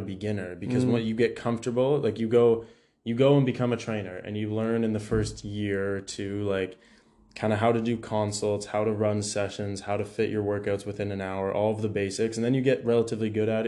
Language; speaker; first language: English; native; English